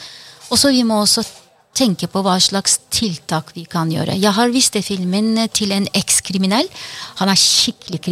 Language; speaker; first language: Norwegian; non-native, fluent; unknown